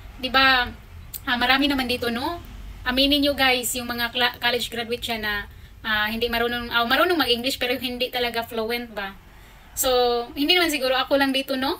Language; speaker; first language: Filipino; non-native, local second language; Cebuano